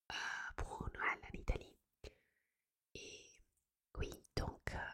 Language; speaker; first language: French; non-native, fluent; Italian